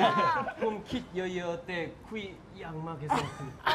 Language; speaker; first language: Thai; non-native, learner; Korean